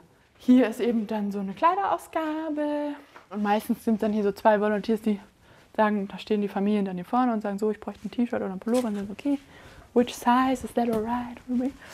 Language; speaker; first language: German; native; German